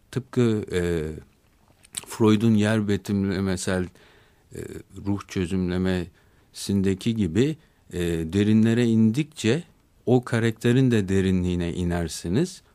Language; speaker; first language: Turkish; native; Turkish